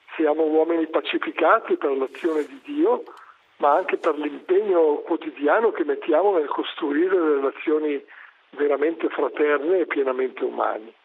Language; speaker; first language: Italian; native; Italian